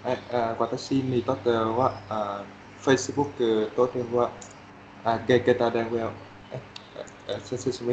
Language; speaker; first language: Japanese; non-native, learner; Vietnamese